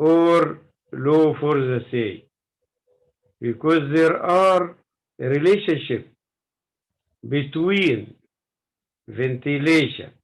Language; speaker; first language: English; non-native, learner; Arabic